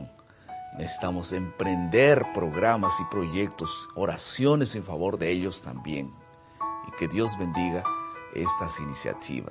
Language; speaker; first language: Spanish; non-native, fluent; Portuguese